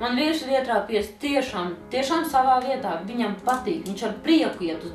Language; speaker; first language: Latvian; native; Latvian